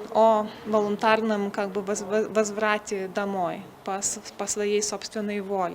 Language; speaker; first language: Russian; non-native, fluent; Lithuanian